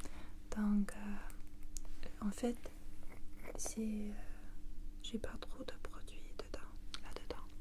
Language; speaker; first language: French; non-native, learner; English